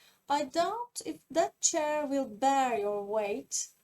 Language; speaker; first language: English; non-native, fluent; Turkish